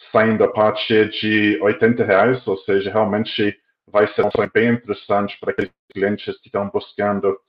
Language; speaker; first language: Portuguese; non-native, fluent; English